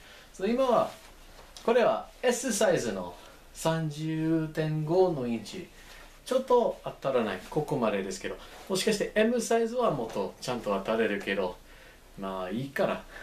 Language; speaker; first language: Japanese; non-native, fluent; English